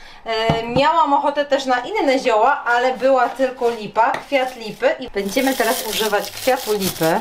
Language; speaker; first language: Polish; native; Polish